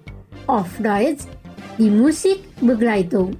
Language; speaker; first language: German; non-native, fluent; Indonesian